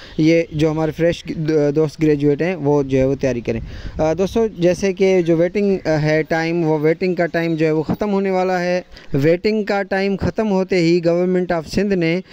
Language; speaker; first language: Urdu; non-native, local second language; Sindhi